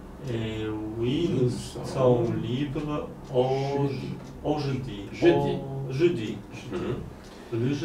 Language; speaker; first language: French; non-native, learner; Polish